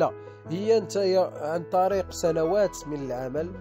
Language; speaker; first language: Arabic; native; Arabic